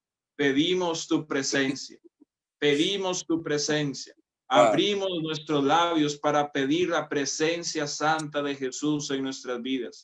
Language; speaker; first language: Spanish; native; Spanish